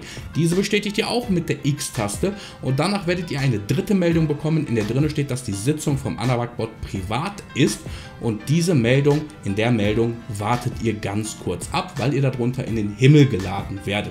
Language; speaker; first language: German; native; German